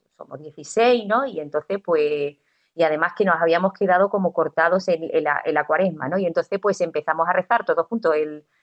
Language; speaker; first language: Spanish; native; Spanish